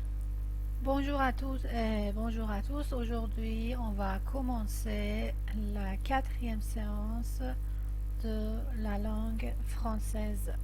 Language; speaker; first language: French; non-native, fluent; Persian